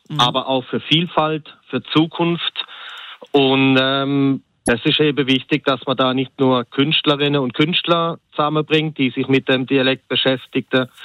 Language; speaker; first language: German; native; German